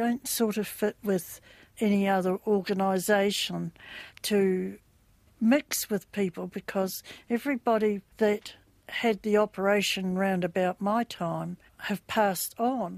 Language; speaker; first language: English; native; English